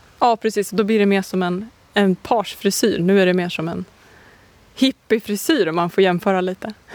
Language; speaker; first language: Swedish; native; Swedish